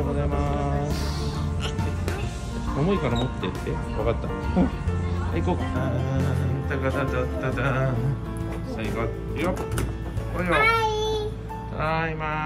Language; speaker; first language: Japanese; native; Japanese